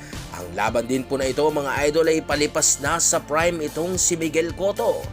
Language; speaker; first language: Filipino; non-native, local second language; Cebuano